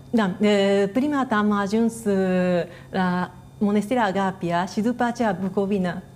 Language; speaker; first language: Romanian; non-native, fluent; Japanese